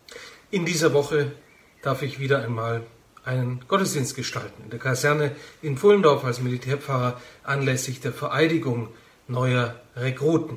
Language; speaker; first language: German; native; German